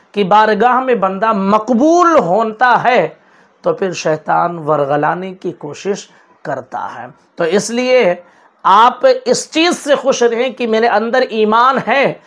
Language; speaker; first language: Urdu; native; Urdu